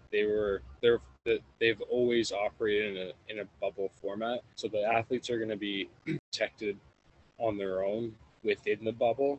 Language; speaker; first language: English; native; English